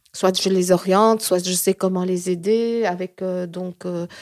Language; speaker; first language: French; native; French